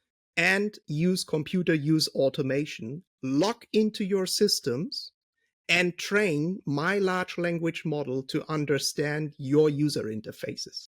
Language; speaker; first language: English; non-native, fluent; German